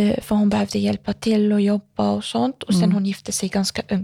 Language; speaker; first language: Swedish; early bilingual, other home language; Arabic